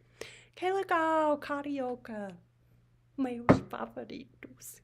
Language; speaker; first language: Portuguese; non-native, learner; English